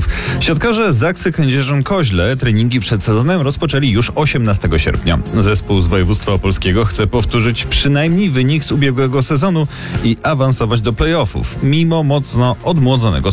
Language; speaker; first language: Polish; native; Polish